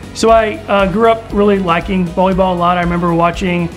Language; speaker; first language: English; native; English